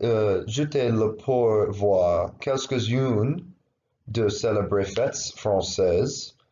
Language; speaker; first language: French; non-native, learner; English